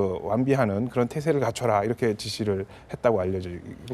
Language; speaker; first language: Korean; native; Korean